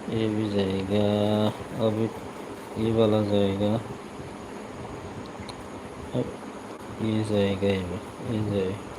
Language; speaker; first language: Hindi; non-native, local second language; Bodo